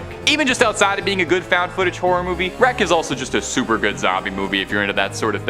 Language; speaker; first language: English; native; English